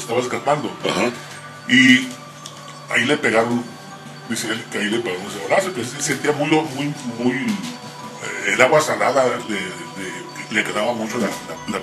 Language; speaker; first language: Spanish; native; Spanish